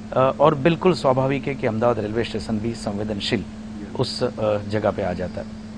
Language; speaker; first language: Hindi; non-native, local second language; Gujarati